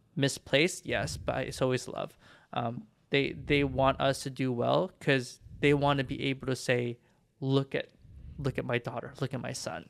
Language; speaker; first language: English; early bilingual, other home language; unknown